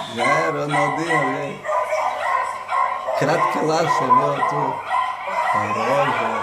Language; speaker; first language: Slovenian; non-native, fluent; Portuguese